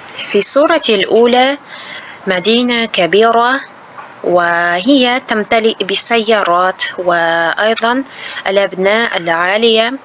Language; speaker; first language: Arabic; non-native, fluent; Uzbek